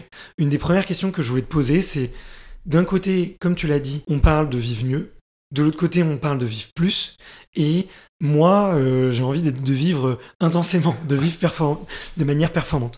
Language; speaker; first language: French; native; French